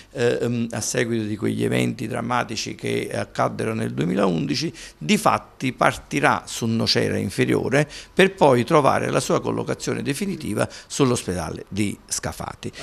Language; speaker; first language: Italian; native; Italian